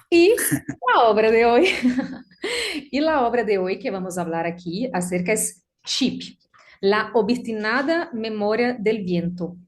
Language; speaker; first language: Spanish; non-native, learner; Portuguese